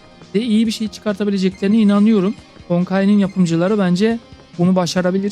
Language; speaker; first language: Turkish; native; Turkish